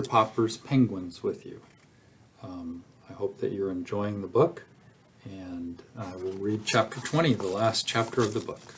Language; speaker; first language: English; native; English